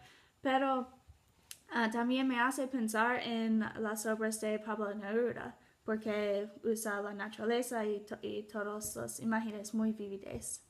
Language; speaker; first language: Spanish; non-native, learner; English